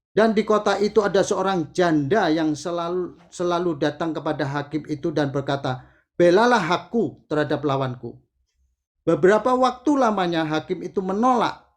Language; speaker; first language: Indonesian; native; Indonesian